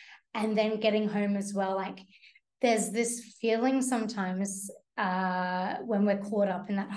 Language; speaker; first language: English; native; English